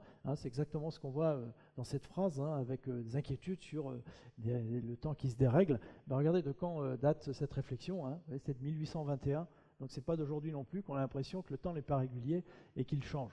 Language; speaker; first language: French; native; French